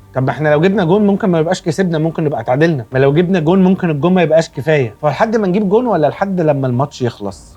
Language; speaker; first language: Arabic; native; Arabic